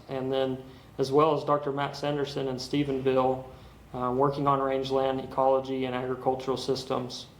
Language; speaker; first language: English; native; English